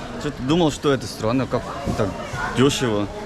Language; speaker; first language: Russian; non-native, fluent; Korean